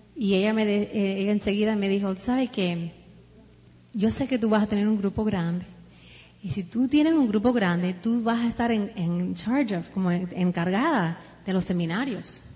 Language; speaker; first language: Spanish; early bilingual, heritage; Spanish